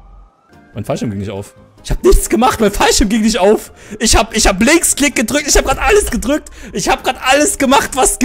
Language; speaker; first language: German; native; German